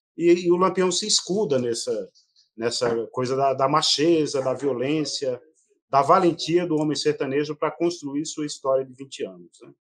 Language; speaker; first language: Portuguese; native; Portuguese